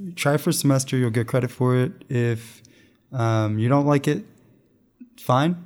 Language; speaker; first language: English; native; English